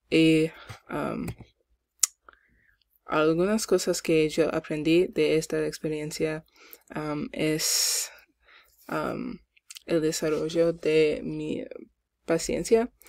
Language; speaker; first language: Spanish; non-native, learner; English